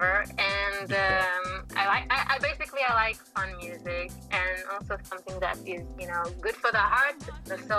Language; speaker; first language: English; non-native, fluent; Hebrew